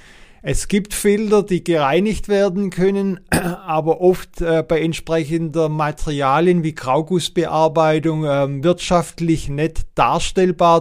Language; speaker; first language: German; native; German